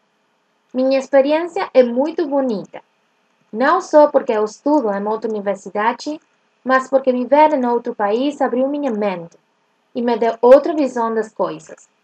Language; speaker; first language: Portuguese; non-native, learner; Spanish